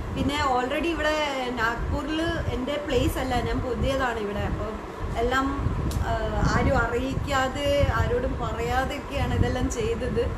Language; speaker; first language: Malayalam; early bilingual, heritage; Malayalam